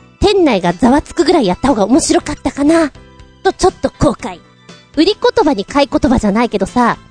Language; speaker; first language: Japanese; native; Japanese